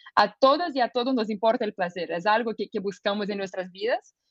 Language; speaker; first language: Spanish; non-native, fluent; Portuguese